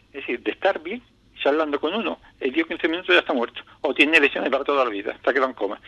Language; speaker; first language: Spanish; native; Spanish